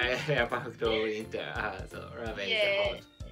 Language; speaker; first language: English; non-native, learner; Japanese